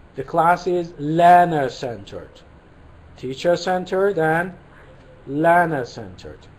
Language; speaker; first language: English; non-native, fluent; Persian